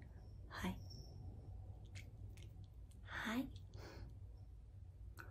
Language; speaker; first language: Japanese; non-native, fluent; English